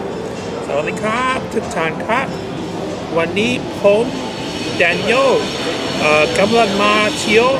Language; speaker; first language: Thai; non-native, fluent; English